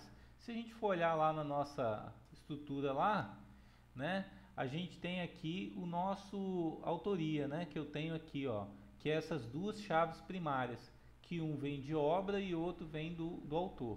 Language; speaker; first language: Portuguese; native; Portuguese